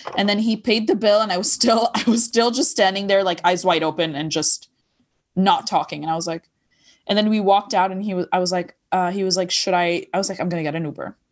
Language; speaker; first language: English; non-native, fluent; Arabic